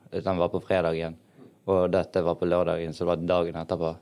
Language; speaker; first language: Norwegian; early bilingual, other home language; Arabic